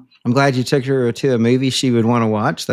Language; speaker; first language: English; native; English